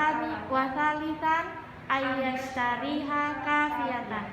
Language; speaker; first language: Arabic; non-native, learner; Indonesian